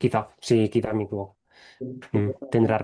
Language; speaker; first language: Spanish; non-native, fluent; English